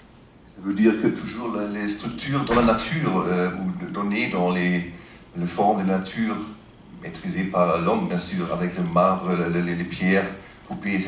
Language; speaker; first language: French; non-native, fluent; German